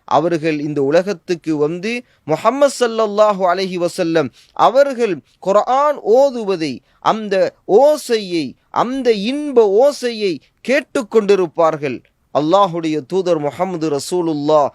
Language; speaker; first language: Tamil; native; Tamil